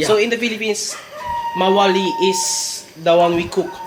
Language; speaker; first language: English; non-native, local second language; Filipino